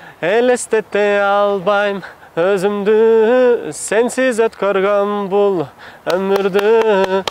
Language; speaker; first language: Kyrgyz; non-native, fluent; Turkish